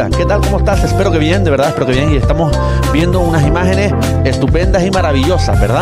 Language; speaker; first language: Spanish; native; Spanish